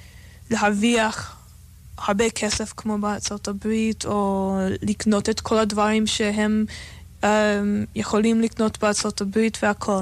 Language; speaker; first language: Hebrew; non-native, fluent; English